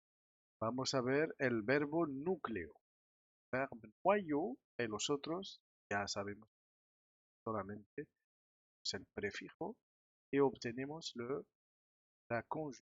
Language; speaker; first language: Spanish; non-native, fluent; French